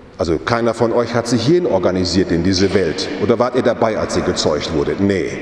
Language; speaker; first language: German; native; German